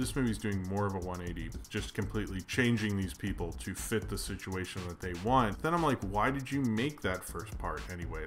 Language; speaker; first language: English; native; English